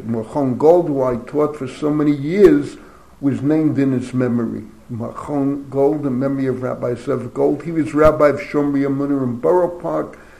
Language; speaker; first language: English; native; English